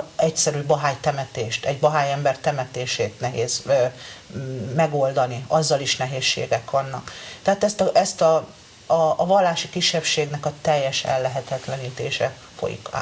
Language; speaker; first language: Hungarian; native; Hungarian